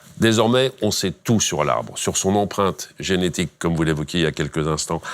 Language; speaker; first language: French; native; French